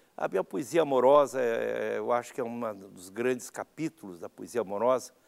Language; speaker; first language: Portuguese; native; Portuguese